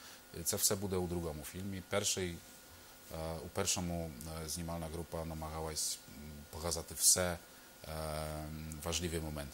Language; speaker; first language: Ukrainian; non-native, fluent; Polish